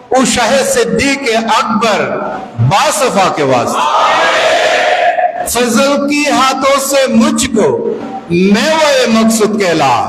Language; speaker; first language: Bangla; native; Bangla